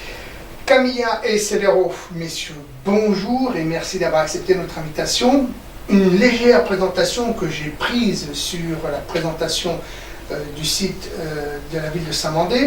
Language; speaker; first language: French; native; French